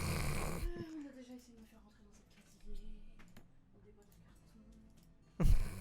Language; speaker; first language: French; native; French